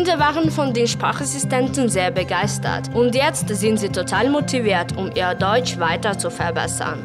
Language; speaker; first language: German; non-native, fluent; Ukrainian